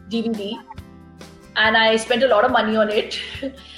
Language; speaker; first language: English; non-native, local second language; Tulu